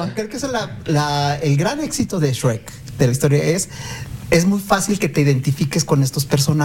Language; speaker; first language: Spanish; native; Spanish